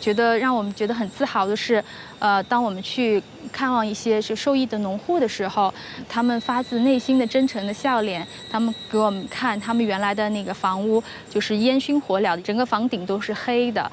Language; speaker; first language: Chinese; native; Chinese